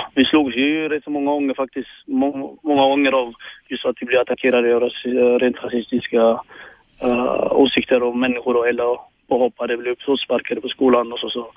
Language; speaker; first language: Swedish; early bilingual, other home language; Tigrinya